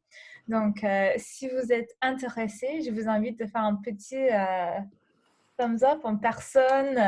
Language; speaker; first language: French; non-native, learner; English